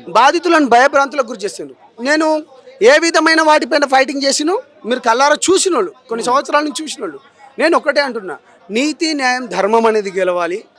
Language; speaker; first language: Telugu; non-native, local second language; Lambadi